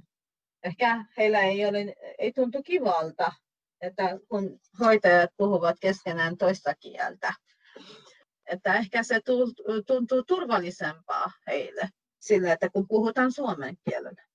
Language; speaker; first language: Finnish; non-native, fluent; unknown